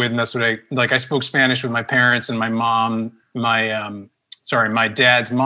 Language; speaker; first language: English; early bilingual, other home language; Spanish